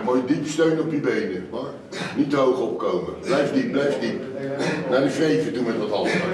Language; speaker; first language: Dutch; native; Dutch